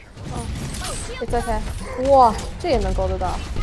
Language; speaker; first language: Chinese; early bilingual, heritage; Chinese